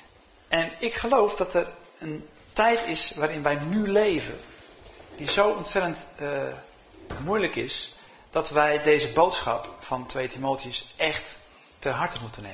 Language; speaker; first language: Dutch; native; Dutch